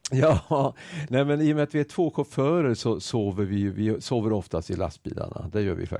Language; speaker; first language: Swedish; native; Swedish